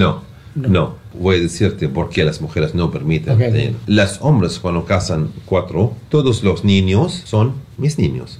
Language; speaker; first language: Spanish; non-native, learner; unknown